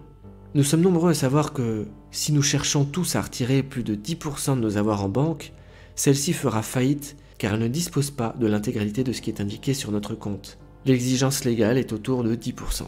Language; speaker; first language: French; native; French